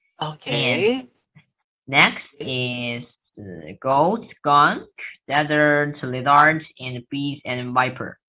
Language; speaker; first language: English; non-native, learner; Chinese